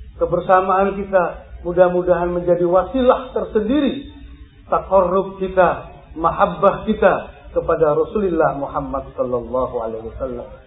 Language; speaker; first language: Indonesian; non-native, local second language; Javanese